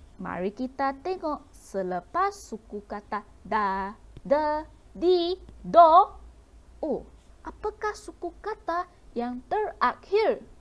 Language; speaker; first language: Malay; non-native, local second language; Chinese